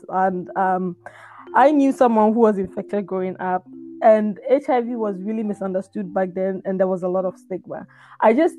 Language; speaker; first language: English; non-native, local second language; Akan